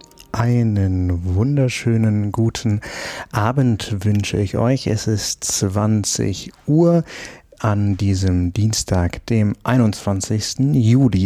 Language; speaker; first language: German; native; German